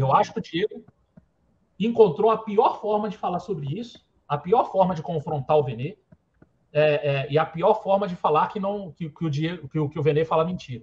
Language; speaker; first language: Portuguese; native; Portuguese